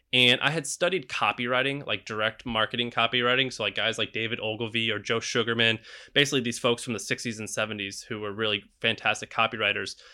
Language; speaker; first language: English; native; English